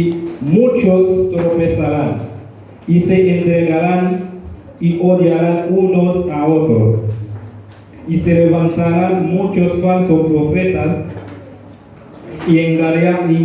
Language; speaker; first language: Spanish; non-native, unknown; Haitian Creole